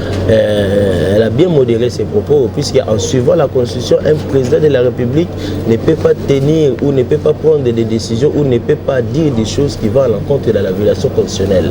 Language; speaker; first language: French; non-native, local second language; Lingala